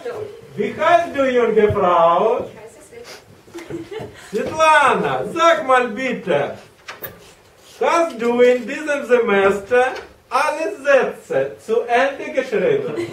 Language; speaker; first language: German; non-native, learner; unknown